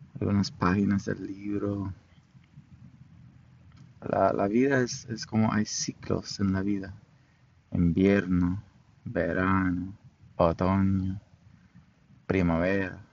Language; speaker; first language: Spanish; non-native, fluent; English